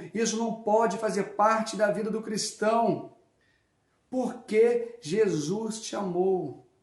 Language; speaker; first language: Portuguese; native; Portuguese